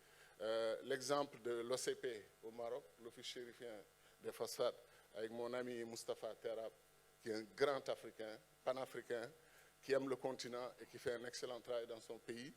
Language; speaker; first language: French; non-native, local second language; Wolof